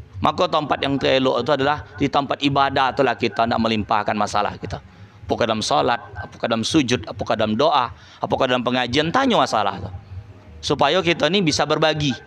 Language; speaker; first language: Malay; native; Malay